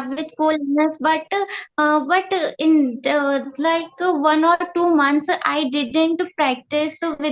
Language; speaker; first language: English; non-native, learner; Hindi